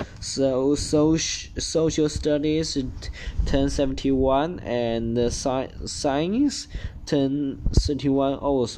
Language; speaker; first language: English; non-native, learner; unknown